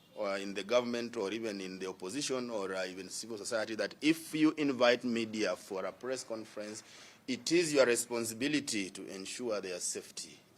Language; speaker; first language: English; non-native, local second language; Swahili